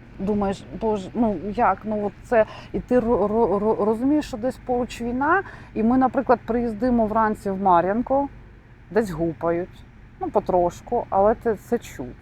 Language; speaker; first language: Ukrainian; non-native, local second language; Russian